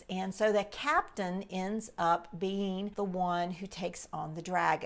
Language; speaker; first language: English; native; English